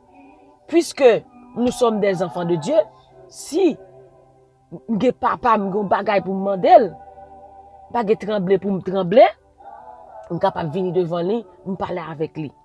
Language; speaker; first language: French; non-native, local second language; Haitian Creole